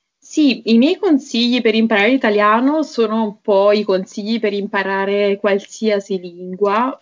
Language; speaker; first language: Italian; native; Italian